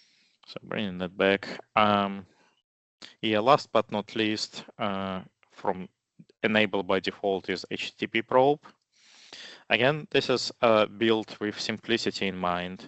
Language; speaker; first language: English; non-native, fluent; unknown